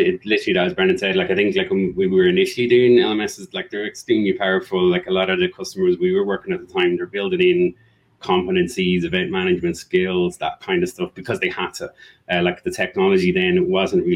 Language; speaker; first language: English; native; English